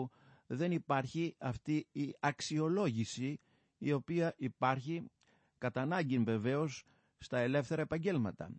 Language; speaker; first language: Greek; native; Greek